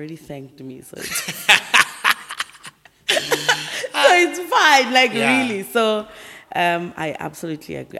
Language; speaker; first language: English; non-native, local second language; Tsonga